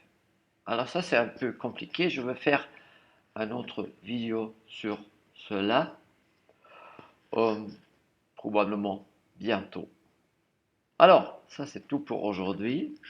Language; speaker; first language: French; non-native, fluent; German